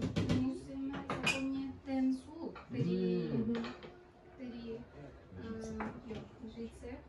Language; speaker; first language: Czech; non-native, learner; Kara-Kalpak